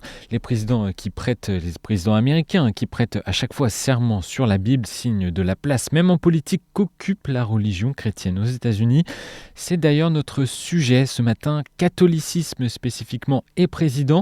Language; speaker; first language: French; native; French